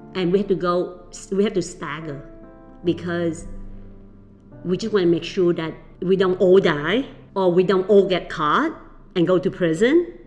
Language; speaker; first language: English; early bilingual, other home language; Vietnamese